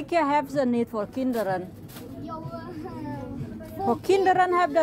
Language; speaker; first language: Dutch; non-native, learner; Indonesian